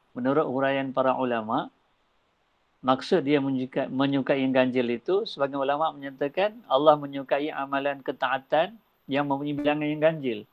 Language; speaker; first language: Malay; native; Malay